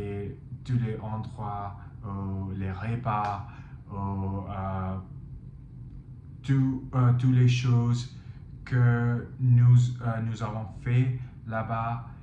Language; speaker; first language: French; non-native, fluent; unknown